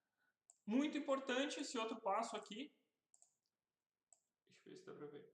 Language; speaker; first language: Portuguese; native; Portuguese